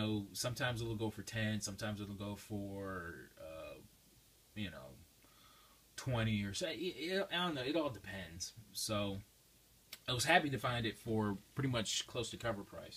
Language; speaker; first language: English; native; English